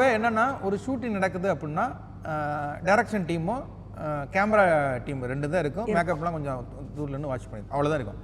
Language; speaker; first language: Tamil; native; Tamil